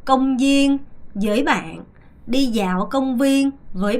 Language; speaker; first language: Vietnamese; non-native, fluent; Korean